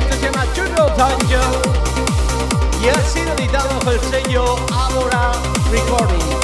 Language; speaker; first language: Spanish; native; Spanish